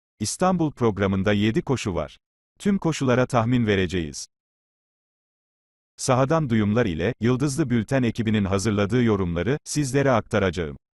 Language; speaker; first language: Turkish; native; Turkish